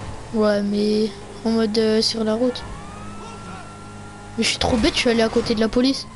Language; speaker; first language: French; native; French